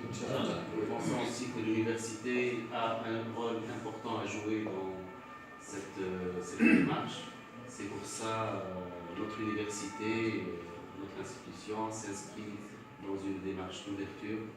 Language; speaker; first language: French; non-native, local second language; Arabic